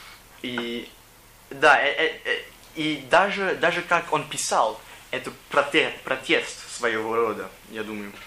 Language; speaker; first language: Russian; non-native, learner; English